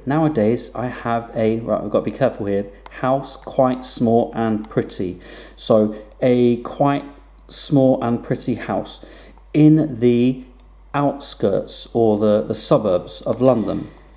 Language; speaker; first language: English; native; English